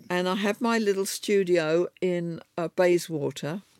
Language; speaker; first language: English; native; English